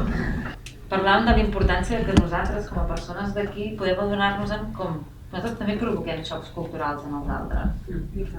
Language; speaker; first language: Catalan; native; Catalan